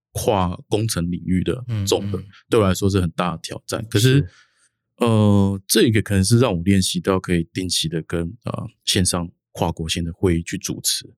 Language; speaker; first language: Chinese; native; Chinese